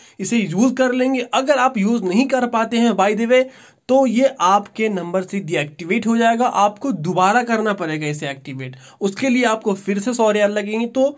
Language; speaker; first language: Hindi; native; Hindi